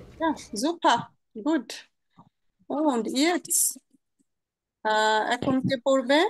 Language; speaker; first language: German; non-native, fluent; Bangla